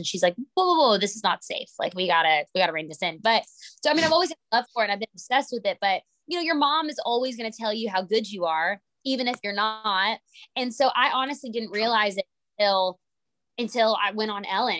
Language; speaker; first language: English; native; English